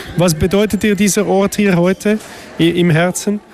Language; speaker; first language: German; native; German